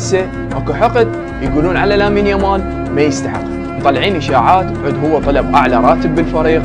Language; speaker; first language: Arabic; native; Arabic